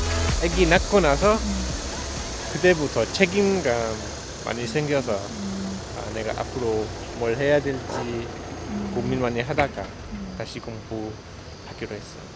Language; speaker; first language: Korean; non-native, fluent; English